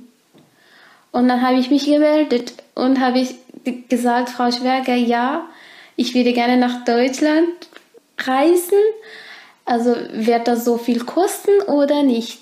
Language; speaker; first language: German; non-native, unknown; Turkish